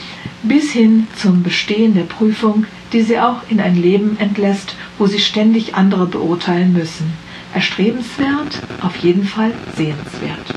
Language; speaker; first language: German; native; German